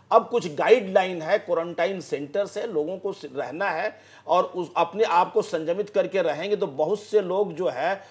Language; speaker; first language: Hindi; native; Hindi